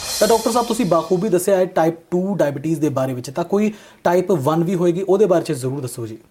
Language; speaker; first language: Punjabi; native; Punjabi